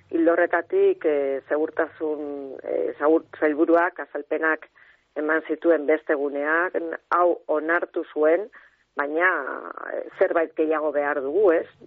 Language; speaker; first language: Basque; non-native, local second language; Spanish